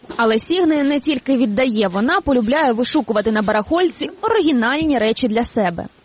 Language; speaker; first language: Ukrainian; native; Ukrainian